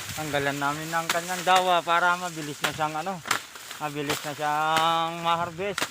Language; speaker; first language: Filipino; non-native, local second language; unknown